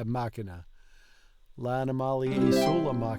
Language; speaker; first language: Italian; non-native, learner; English